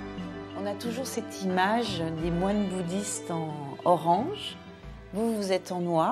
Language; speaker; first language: French; native; French